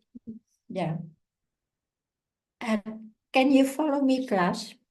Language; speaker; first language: English; non-native, fluent; Indonesian